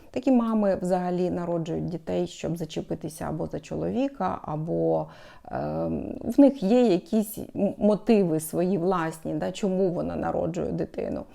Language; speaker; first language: Ukrainian; non-native, local second language; Russian